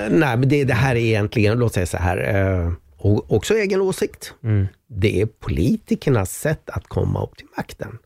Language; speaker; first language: Swedish; non-native, fluent; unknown